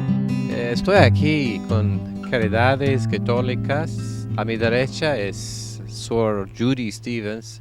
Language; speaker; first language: Spanish; non-native, learner; English